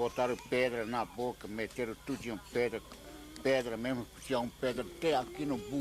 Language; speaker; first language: Portuguese; non-native, local second language; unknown